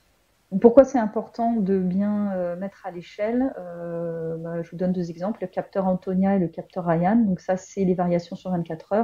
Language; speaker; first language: French; native; French